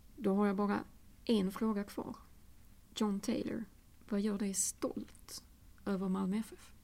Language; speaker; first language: Swedish; native; Swedish